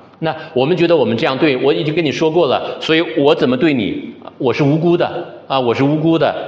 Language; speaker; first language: Chinese; native; Chinese